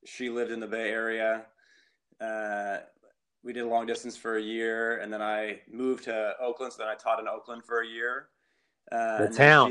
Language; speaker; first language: English; native; English